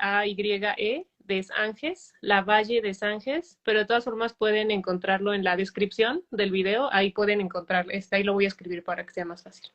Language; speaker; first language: Spanish; native; Spanish